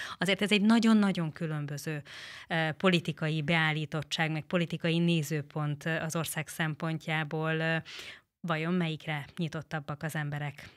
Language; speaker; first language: Hungarian; native; Hungarian